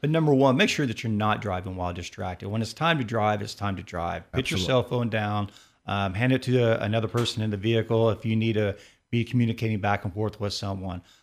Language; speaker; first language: English; native; English